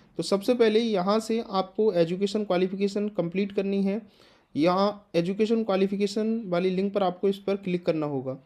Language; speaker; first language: Hindi; native; Hindi